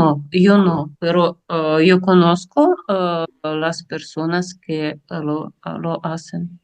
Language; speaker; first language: Spanish; non-native, learner; Russian